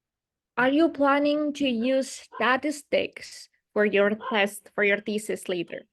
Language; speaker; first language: English; non-native, fluent; Indonesian